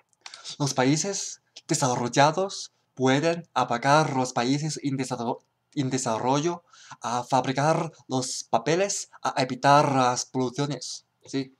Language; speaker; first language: Spanish; non-native, learner; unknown